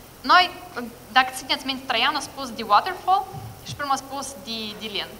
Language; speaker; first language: Romanian; non-native, local second language; Russian